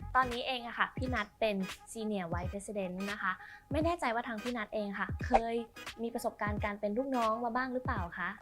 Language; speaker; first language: Thai; native; Thai